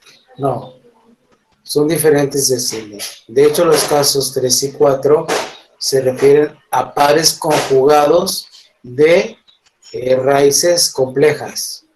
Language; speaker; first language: Spanish; native; Spanish